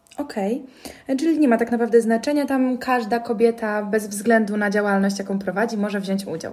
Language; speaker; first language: Polish; native; Polish